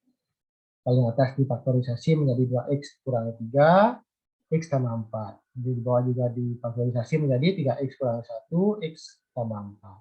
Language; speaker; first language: Indonesian; native; Indonesian